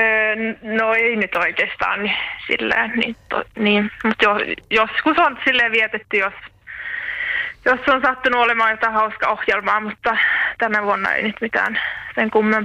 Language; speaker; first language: Finnish; native; Finnish